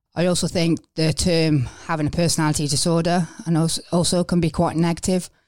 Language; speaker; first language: English; native; English